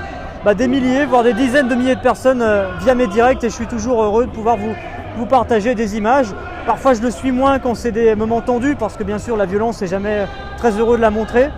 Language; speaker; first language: French; native; French